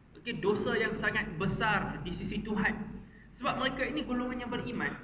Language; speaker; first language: Malay; native; Malay